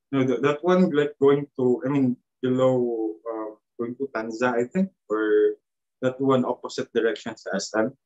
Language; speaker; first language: English; non-native, local second language; Cebuano